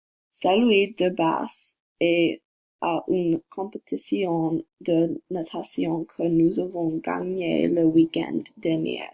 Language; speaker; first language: French; non-native, learner; English